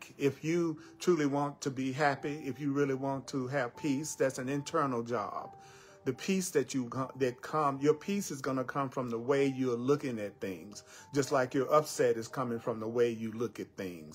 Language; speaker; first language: English; native; English